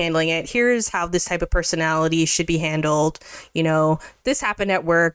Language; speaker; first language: English; native; English